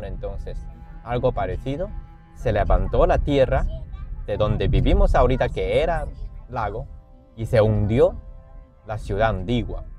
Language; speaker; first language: Spanish; non-native, fluent; Chinese